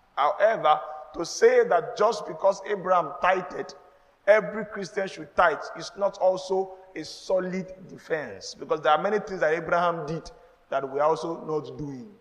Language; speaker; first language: English; non-native, local second language; Yoruba